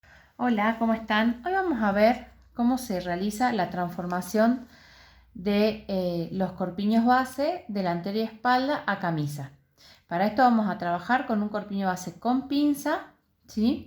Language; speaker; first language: Spanish; native; Spanish